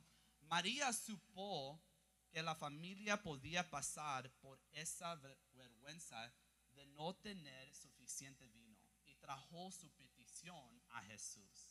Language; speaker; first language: Spanish; early bilingual, heritage; English